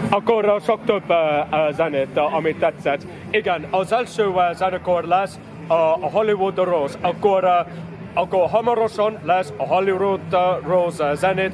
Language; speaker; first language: Hungarian; non-native, learner; English